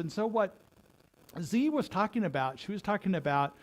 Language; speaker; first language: English; native; English